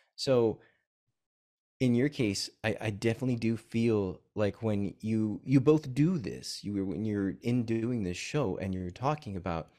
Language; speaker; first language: English; native; English